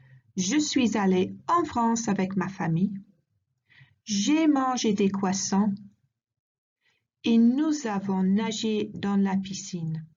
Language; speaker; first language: French; non-native, learner; English